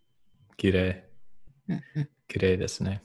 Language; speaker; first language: Japanese; non-native, learner; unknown